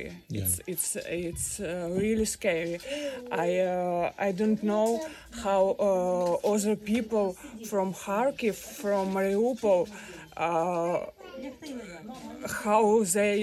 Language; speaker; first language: English; non-native, learner; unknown